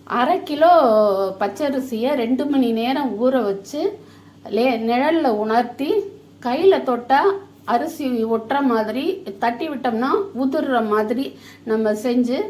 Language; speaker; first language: Tamil; native; Tamil